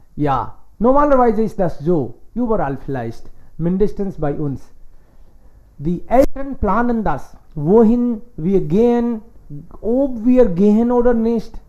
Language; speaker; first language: German; non-native, fluent; Hindi